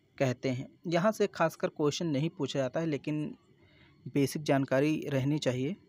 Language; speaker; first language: Hindi; native; Hindi